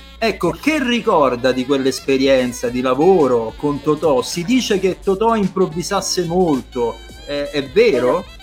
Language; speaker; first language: Italian; native; Italian